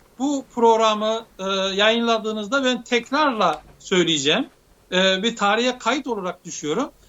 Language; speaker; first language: Turkish; native; Turkish